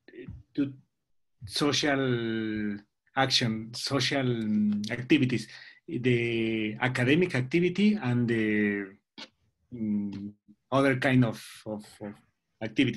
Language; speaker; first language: English; non-native, learner; Spanish